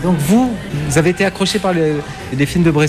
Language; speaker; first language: French; native; French